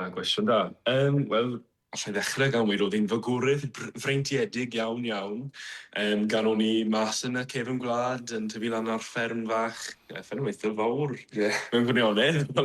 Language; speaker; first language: Welsh; non-native, fluent; English